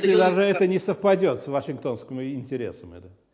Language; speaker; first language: Russian; non-native, fluent; Armenian